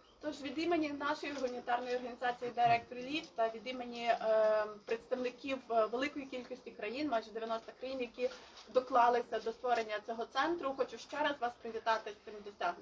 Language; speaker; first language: Ukrainian; native; Ukrainian